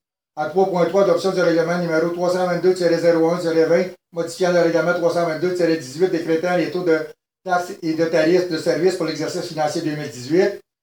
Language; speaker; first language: French; native; French